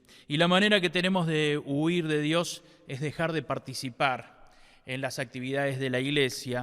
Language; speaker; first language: Spanish; native; Spanish